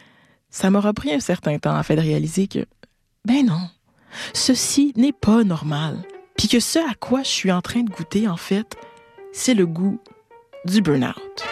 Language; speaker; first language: French; native; French